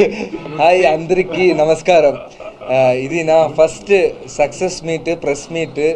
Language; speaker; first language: Telugu; non-native, learner; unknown